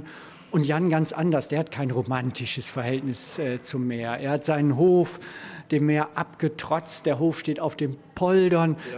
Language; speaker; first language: German; native; German